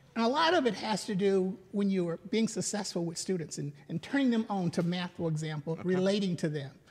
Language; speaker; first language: English; native; English